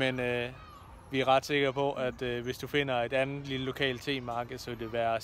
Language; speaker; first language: Danish; native; Danish